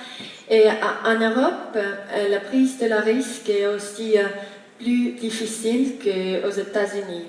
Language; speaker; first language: French; non-native, fluent; Estonian